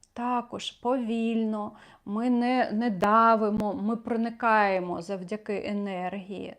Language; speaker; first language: Ukrainian; non-native, local second language; Russian